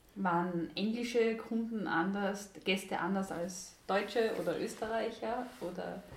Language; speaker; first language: German; native; German